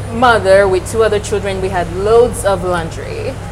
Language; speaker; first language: English; non-native, local second language; Yoruba